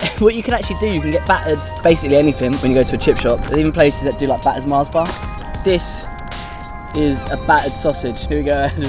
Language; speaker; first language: English; native; English